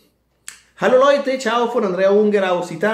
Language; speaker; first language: German; non-native, fluent; Italian